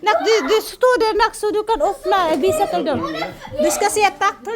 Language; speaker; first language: Swedish; non-native, learner; Filipino